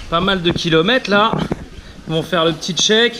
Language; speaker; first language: French; native; French